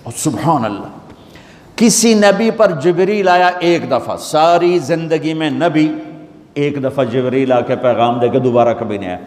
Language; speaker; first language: Urdu; non-native, local second language; Punjabi